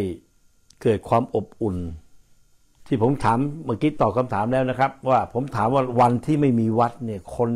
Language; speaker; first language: Thai; native; Thai